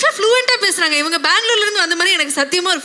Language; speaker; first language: Tamil; native; Tamil